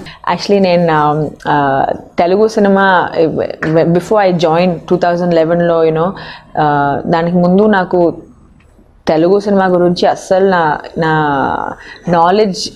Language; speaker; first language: Telugu; early bilingual, heritage; Telugu